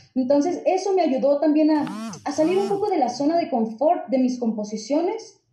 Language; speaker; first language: Spanish; native; Spanish